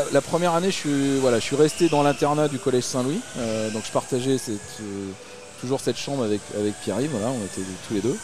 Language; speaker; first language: French; native; French